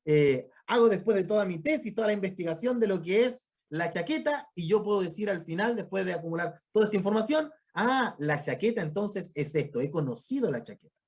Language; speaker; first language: Spanish; native; Spanish